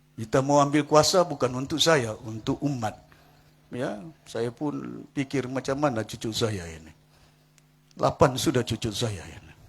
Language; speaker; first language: Malay; non-native, local second language; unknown